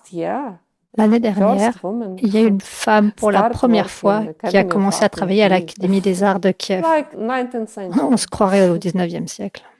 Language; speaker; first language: French; non-native, fluent; Ukrainian